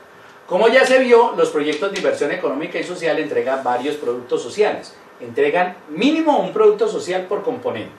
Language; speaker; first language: Spanish; native; Spanish